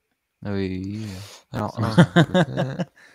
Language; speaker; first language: French; native; French